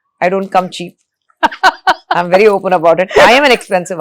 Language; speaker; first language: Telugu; non-native, local second language; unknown